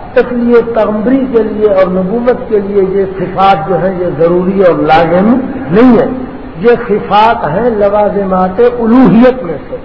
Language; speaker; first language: Urdu; non-native, local second language; Punjabi